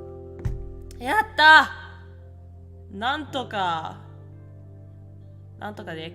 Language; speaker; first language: Japanese; non-native, learner; English